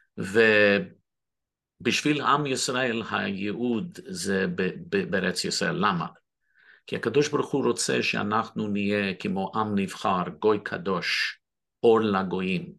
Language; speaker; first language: Hebrew; non-native, fluent; English